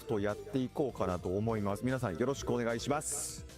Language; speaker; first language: Japanese; native; Japanese